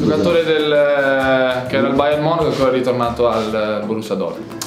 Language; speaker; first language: Italian; early bilingual, other home language; Albanian